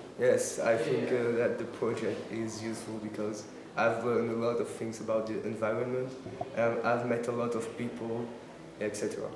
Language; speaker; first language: English; non-native, learner; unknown